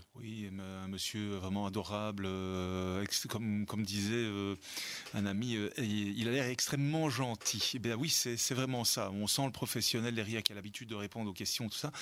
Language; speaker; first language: French; native; French